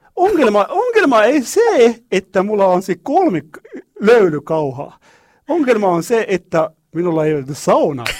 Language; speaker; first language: Finnish; non-native, learner; Arabic